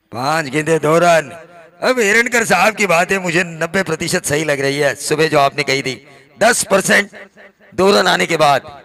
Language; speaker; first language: Hindi; non-native, local second language; Marathi